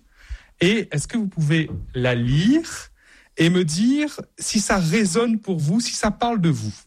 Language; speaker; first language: French; native; French